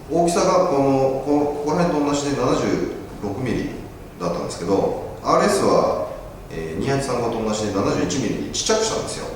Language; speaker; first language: Japanese; native; Japanese